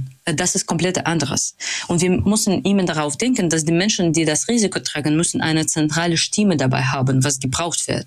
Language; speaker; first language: German; non-native, fluent; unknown